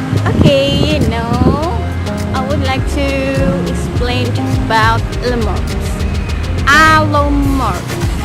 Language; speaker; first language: English; non-native, learner; Indonesian